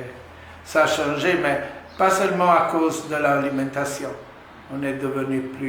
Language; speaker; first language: French; non-native, fluent; Italian